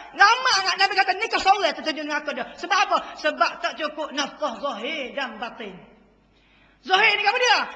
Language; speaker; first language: Malay; native; Malay